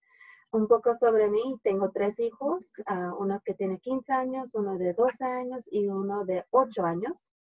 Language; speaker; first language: Spanish; early bilingual, heritage; Spanish